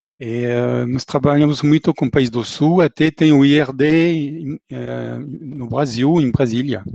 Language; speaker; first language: Portuguese; non-native, fluent; French